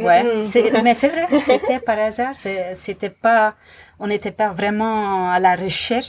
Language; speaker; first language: French; non-native, fluent; English